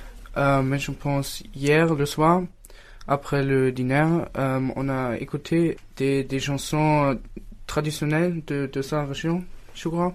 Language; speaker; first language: French; non-native, learner; German